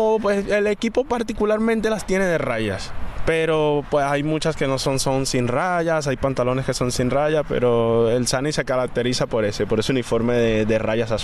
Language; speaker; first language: Spanish; native; Spanish